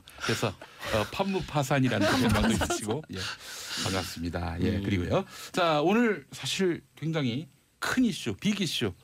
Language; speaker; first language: Korean; native; Korean